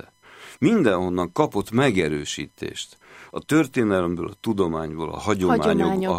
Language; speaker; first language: Hungarian; native; Hungarian